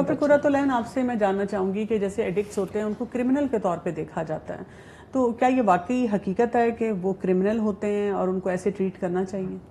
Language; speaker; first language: Hindi; native; Hindi